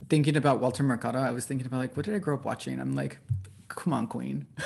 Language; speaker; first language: English; early bilingual, other home language; Spanish